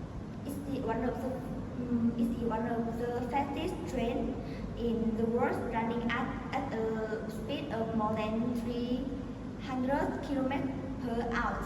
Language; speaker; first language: English; non-native, learner; Vietnamese